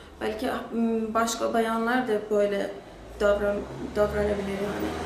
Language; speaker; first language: Turkish; non-native, learner; Persian